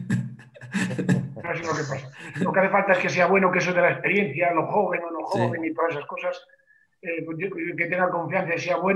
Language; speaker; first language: Spanish; native; Spanish